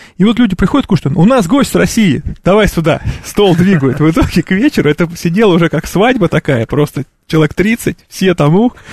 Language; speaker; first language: Russian; native; Russian